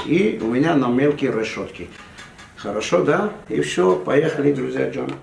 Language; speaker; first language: Russian; non-native, fluent; Armenian